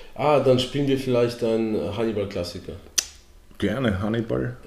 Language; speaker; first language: German; early bilingual, other home language; Polish